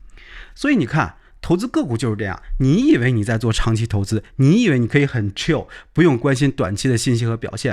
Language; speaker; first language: Chinese; native; Chinese